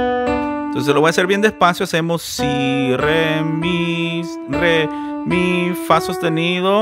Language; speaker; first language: Spanish; native; Spanish